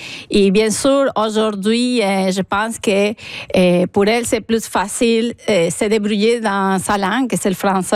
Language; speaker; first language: French; non-native, fluent; Spanish